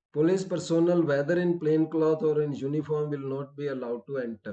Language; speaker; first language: English; non-native, local second language; Punjabi